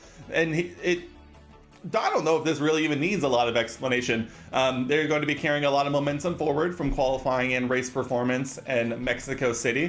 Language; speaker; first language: English; native; English